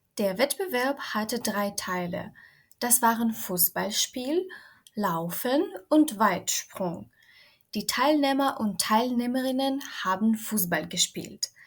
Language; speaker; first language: German; non-native, fluent; Ukrainian